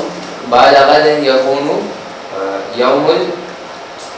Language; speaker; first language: Arabic; non-native, learner; Urdu